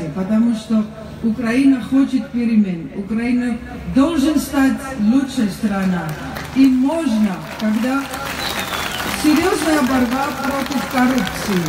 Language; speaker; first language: Russian; non-native, learner; Dutch